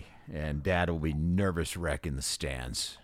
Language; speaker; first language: English; native; English